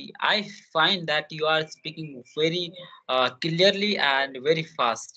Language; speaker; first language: English; non-native, learner; Hindi